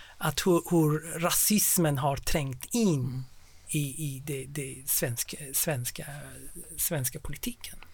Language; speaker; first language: Swedish; non-native, fluent; Persian